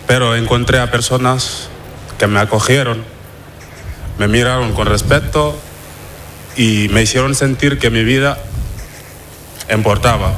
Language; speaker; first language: Spanish; non-native, fluent; Wolof